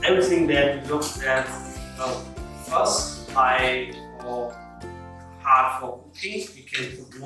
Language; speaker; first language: English; non-native, learner; Khmer